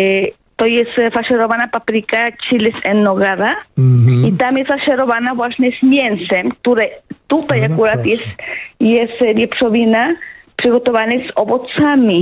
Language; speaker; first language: Polish; non-native, fluent; Spanish